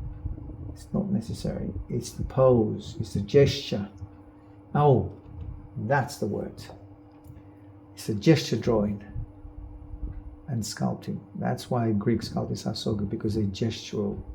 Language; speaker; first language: English; non-native, fluent; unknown